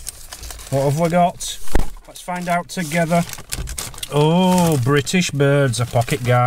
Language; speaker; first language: English; native; English